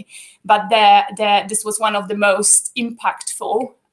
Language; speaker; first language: English; non-native, fluent; Polish